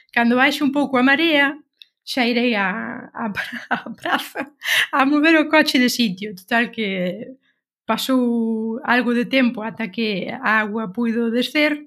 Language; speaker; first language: Galician; native; Galician